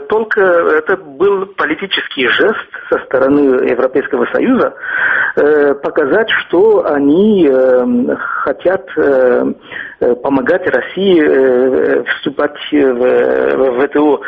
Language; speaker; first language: Russian; non-native, fluent; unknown